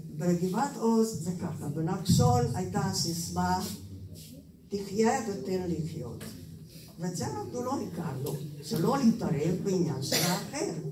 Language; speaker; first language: Hebrew; non-native, fluent; Hungarian